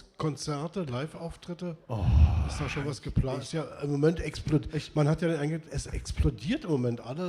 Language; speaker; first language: German; native; German